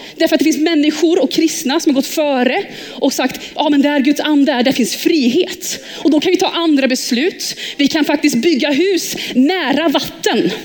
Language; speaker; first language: Swedish; early bilingual, heritage; Swedish